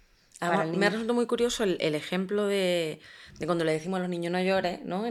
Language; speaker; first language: Spanish; native; Spanish